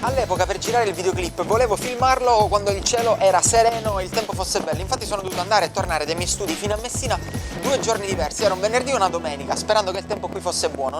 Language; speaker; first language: Italian; native; Italian